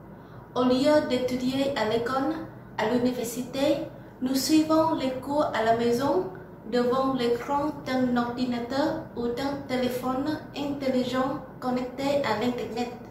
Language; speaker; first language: French; non-native, learner; Vietnamese